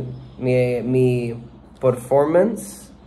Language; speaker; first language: Spanish; non-native, learner; English